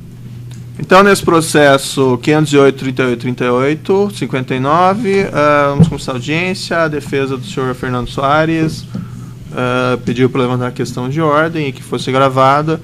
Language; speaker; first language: Portuguese; native; Portuguese